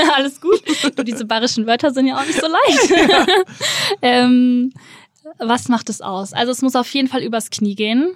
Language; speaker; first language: German; native; German